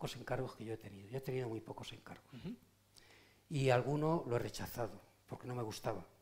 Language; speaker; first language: Spanish; native; Spanish